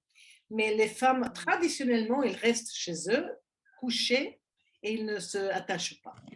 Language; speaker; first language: French; non-native, fluent; Spanish